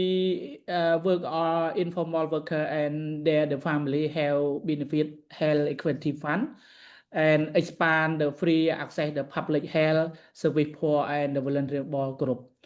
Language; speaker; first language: English; non-native, learner; Khmer